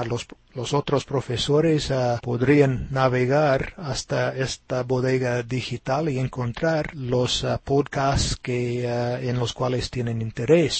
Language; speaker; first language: Spanish; non-native, fluent; English